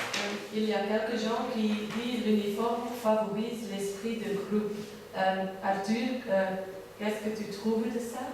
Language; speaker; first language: French; non-native, learner; Dutch